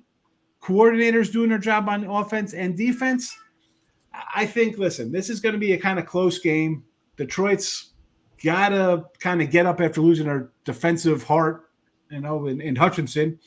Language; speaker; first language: English; native; English